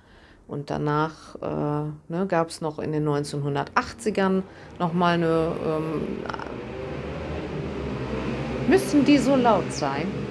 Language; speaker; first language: German; native; German